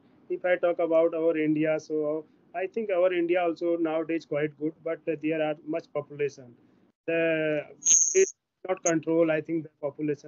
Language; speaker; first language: English; non-native, learner; Hindi